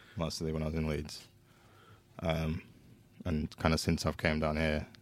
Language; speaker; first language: English; native; English